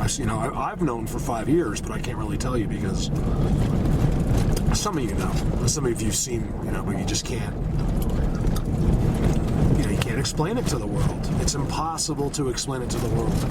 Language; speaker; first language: English; native; English